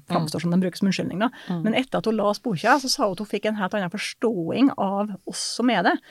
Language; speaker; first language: Norwegian; native; Norwegian